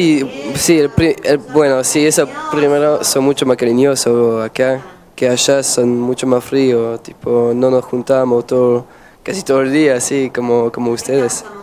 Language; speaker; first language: Spanish; non-native, fluent; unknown